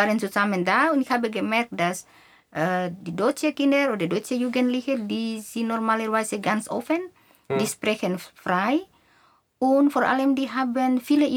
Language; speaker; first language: German; non-native, fluent; Indonesian